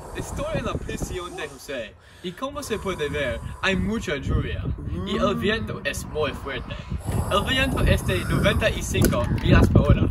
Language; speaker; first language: Spanish; non-native, learner; English